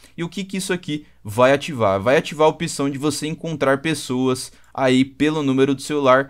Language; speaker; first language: Portuguese; native; Portuguese